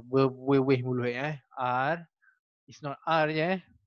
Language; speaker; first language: English; non-native, local second language; Malay